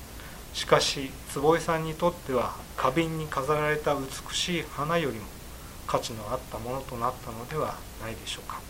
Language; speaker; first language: Japanese; native; Japanese